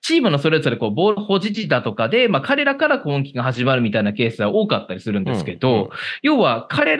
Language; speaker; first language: Japanese; native; Japanese